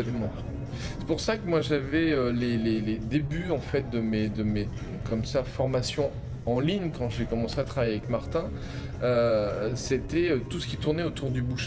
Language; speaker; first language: French; native; French